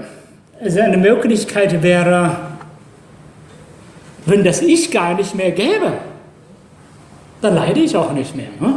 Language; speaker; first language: German; non-native, fluent; Chinese